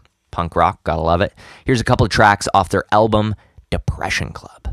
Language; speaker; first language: English; native; English